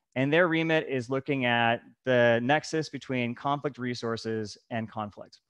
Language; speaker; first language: English; native; English